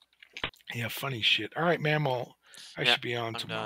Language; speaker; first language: English; native; English